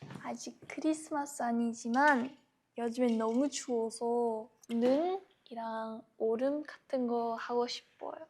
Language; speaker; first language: Korean; non-native, learner; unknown